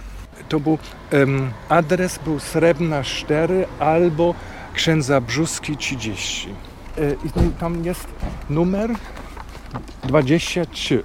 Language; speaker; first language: Polish; non-native, fluent; German